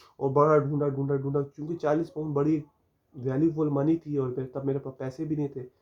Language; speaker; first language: Urdu; non-native, local second language; Punjabi